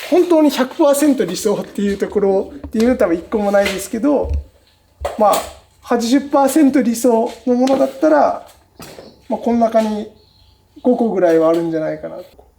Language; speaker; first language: Japanese; native; Japanese